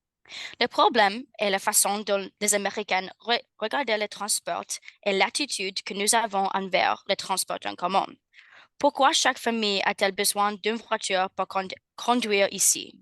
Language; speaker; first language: French; non-native, learner; English